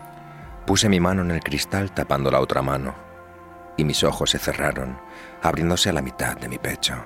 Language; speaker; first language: Spanish; native; Spanish